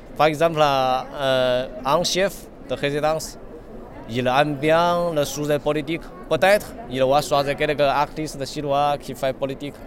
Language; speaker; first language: French; non-native, learner; Chinese